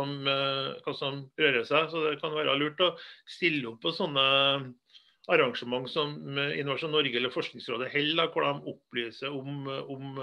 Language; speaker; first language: Norwegian; native; Norwegian